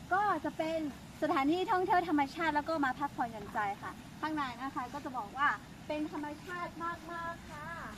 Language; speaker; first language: Thai; non-native, local second language; Karen languages